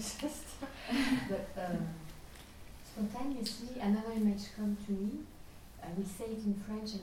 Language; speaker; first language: English; non-native, fluent; French